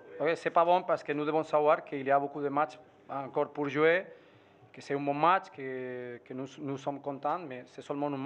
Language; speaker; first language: French; non-native, fluent; Spanish